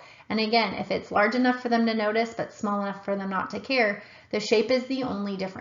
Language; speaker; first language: English; native; English